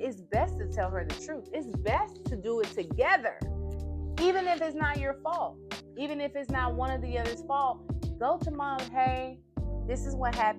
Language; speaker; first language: English; native; English